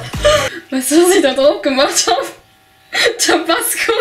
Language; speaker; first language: German; native; German